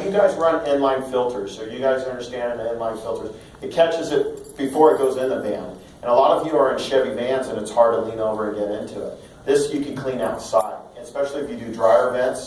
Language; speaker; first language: English; native; English